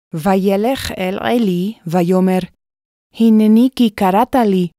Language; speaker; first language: Hebrew; non-native, fluent; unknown